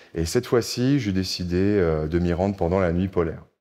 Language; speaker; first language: French; native; French